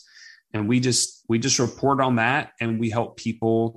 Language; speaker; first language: English; native; English